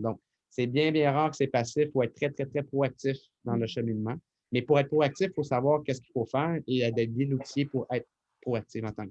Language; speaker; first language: French; native; French